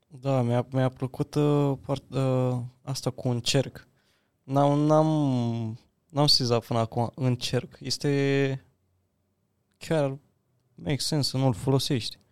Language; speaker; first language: Romanian; native; Romanian